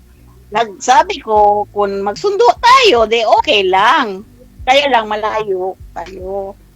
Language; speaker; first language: Filipino; non-native, local second language; Chavacano